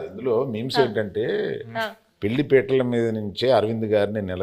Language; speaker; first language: Telugu; native; Telugu